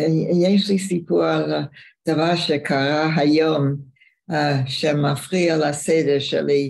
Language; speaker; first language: Hebrew; non-native, fluent; English